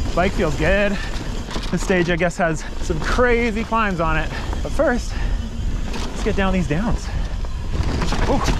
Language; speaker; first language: English; native; English